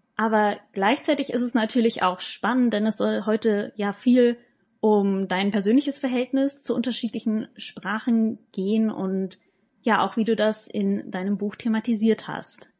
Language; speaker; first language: German; native; German